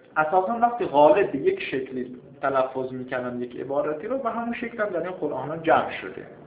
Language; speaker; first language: Persian; native; Persian